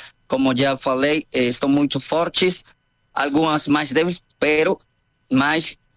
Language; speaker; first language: Portuguese; non-native, fluent; Spanish